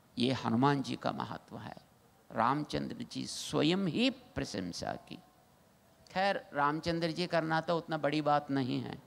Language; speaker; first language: Hindi; non-native, local second language; Telugu